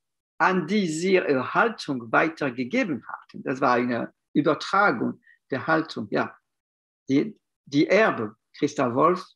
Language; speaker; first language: German; non-native, fluent; French